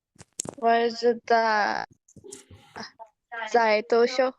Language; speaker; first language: Chinese; non-native, learner; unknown